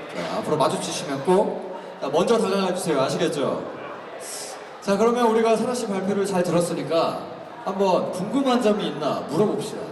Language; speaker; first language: Korean; native; Korean